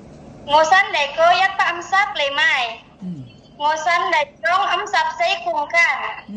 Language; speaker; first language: Cantonese; non-native, learner; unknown